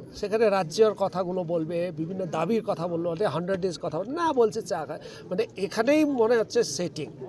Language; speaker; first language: Bangla; native; Bangla